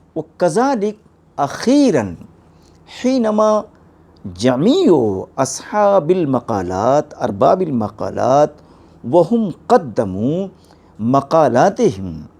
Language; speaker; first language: Arabic; non-native, fluent; Urdu